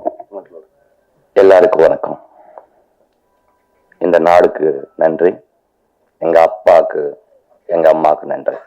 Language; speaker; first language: Tamil; non-native, learner; Telugu